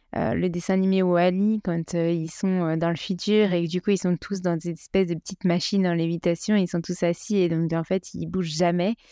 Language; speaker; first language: French; native; French